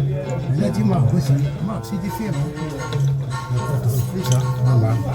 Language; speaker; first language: French; non-native, learner; Arabic